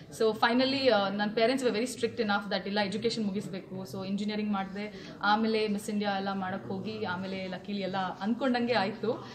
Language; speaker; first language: Kannada; non-native, local second language; Tulu